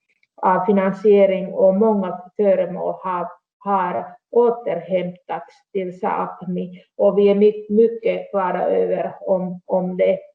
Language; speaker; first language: Swedish; non-native, local second language; Finnish